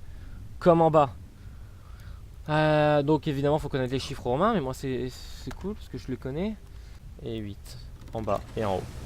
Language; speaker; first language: French; native; French